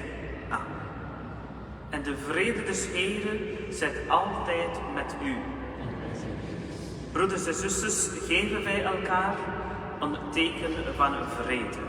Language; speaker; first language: Dutch; non-native, fluent; Urdu